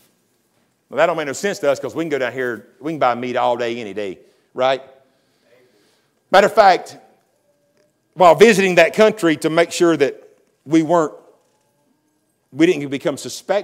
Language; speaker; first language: English; native; English